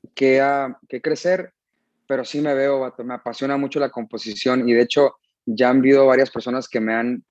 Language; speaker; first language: Spanish; early bilingual, heritage; Spanish